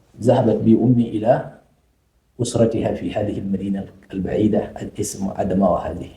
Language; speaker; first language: Arabic; non-native, fluent; Fula